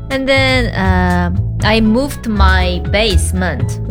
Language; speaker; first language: English; non-native, learner; Korean